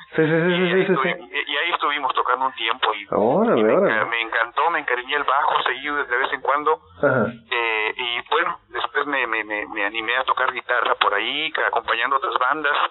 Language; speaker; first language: Spanish; native; Spanish